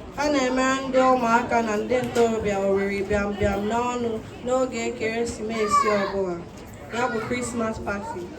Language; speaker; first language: Igbo; early bilingual, heritage; Igbo